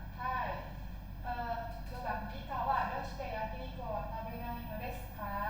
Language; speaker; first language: Japanese; non-native, learner; Indonesian